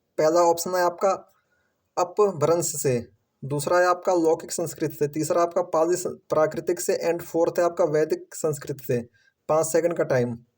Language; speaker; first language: Hindi; native; Hindi